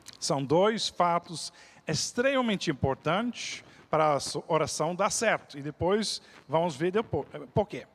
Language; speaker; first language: Portuguese; non-native, fluent; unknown